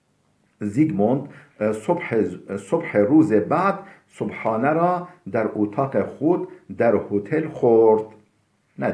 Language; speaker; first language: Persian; non-native, fluent; Turkish